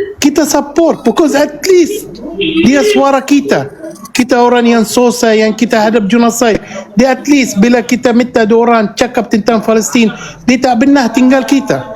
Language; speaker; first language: Malay; non-native, fluent; Arabic